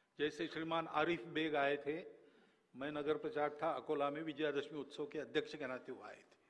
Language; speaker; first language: Hindi; non-native, local second language; Marathi